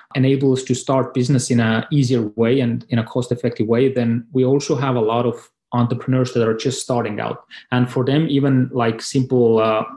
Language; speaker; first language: English; non-native, fluent; Estonian